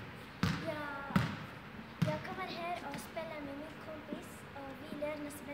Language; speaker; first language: Swedish; early bilingual, other home language; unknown